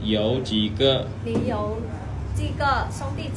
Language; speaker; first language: Chinese; non-native, learner; Khmer